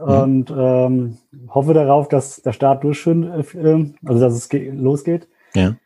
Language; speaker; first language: German; native; German